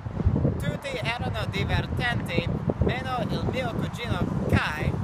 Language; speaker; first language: Italian; non-native, learner; English